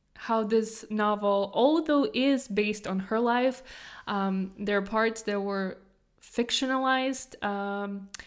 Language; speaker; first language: English; non-native, fluent; Kazakh